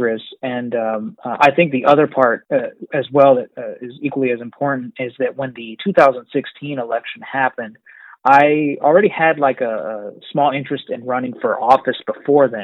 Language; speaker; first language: English; native; English